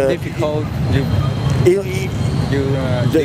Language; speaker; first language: English; non-native, learner; Vietnamese